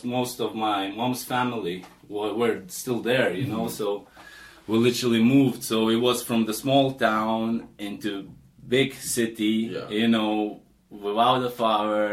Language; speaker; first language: English; non-native, fluent; Lithuanian